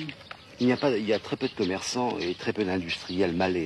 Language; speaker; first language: French; native; French